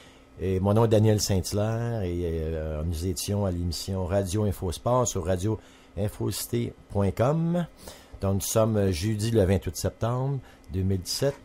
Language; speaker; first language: French; native; French